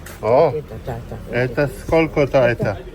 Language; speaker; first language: Russian; non-native, learner; Polish